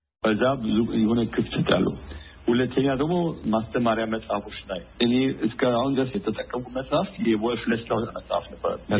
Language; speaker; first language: Amharic; non-native, fluent; German